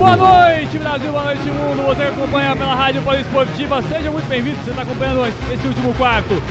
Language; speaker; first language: Portuguese; native; Portuguese